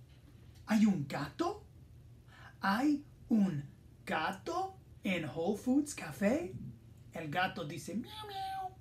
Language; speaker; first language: Spanish; non-native, fluent; English